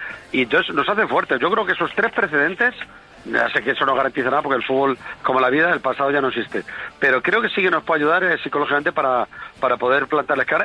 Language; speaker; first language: Spanish; native; Spanish